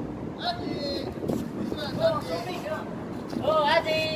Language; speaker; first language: English; non-native, learner; Filipino